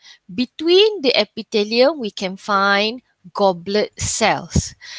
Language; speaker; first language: English; non-native, local second language; Malay